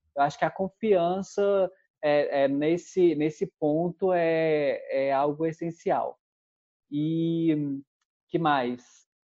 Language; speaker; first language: Portuguese; native; Portuguese